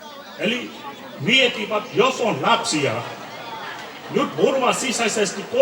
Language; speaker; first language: Finnish; non-native, fluent; Burmese